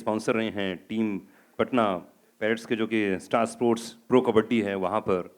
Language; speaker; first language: Hindi; native; Hindi